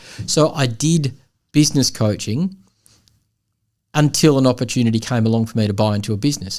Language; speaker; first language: English; native; English